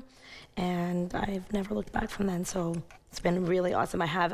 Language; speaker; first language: English; native; English